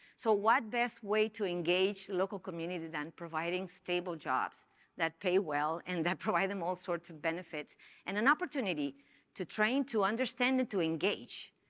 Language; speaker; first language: English; non-native, fluent; Spanish